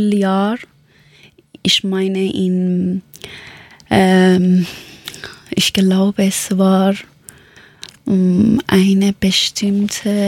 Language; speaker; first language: German; non-native, learner; Persian